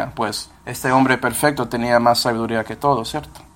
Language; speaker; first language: Spanish; non-native, fluent; English